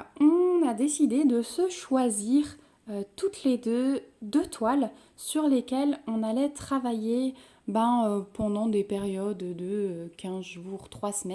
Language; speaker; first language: French; native; French